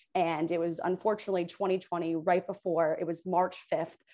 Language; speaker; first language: English; native; English